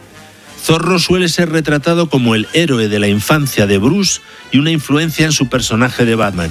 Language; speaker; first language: Spanish; native; Spanish